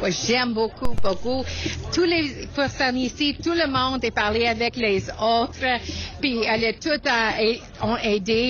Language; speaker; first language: French; non-native, local second language; English